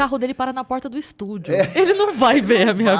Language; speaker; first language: Portuguese; native; Portuguese